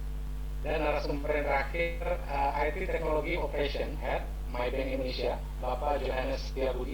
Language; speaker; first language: Indonesian; native; Indonesian